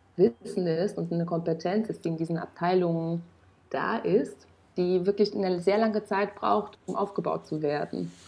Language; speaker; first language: German; non-native, fluent; Romanian